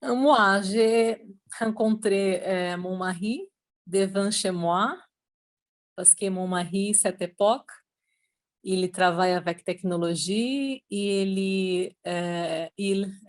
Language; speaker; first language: French; non-native, learner; Portuguese